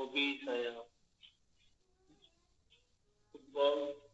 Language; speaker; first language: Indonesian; non-native, learner; Bangla